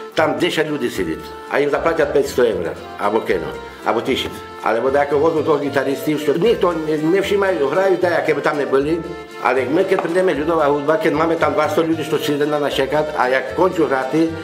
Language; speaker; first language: Slovak; non-native, local second language; Rusyn